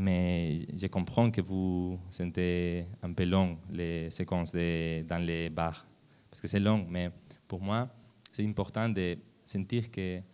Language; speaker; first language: French; non-native, learner; Spanish